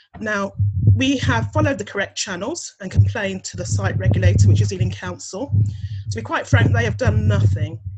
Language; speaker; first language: English; native; English